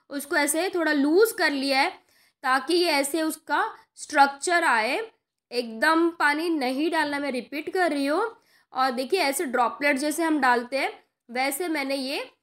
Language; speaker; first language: Hindi; non-native, local second language; Marathi